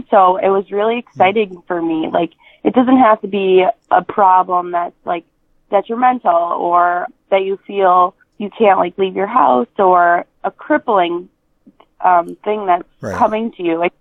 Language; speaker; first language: English; native; English